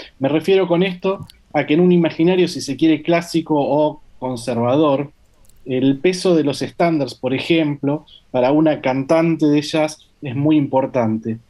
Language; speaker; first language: Spanish; native; Spanish